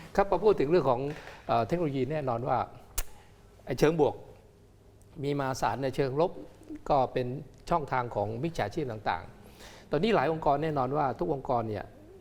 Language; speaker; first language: Thai; native; Thai